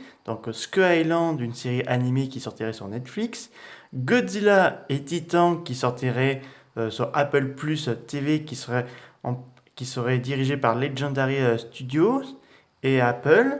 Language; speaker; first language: French; native; French